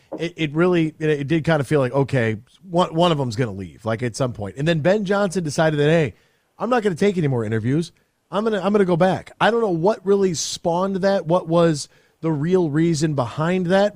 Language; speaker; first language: English; native; English